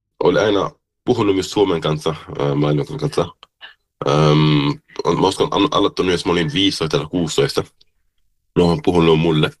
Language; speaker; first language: Finnish; early bilingual, heritage; German